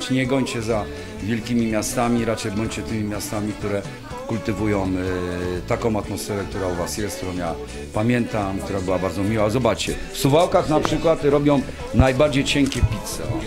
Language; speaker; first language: Polish; native; Polish